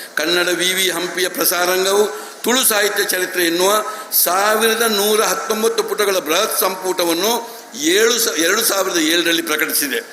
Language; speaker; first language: Kannada; non-native, local second language; Tulu